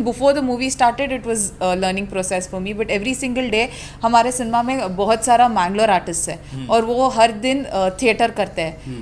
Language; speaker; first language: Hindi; non-native, local second language; Kannada